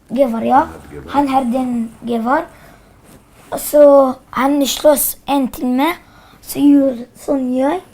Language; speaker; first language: Norwegian; early bilingual, other home language; Arabic